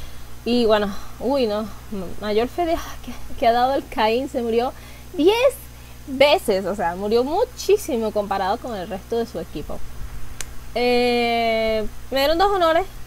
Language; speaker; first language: Spanish; native; Spanish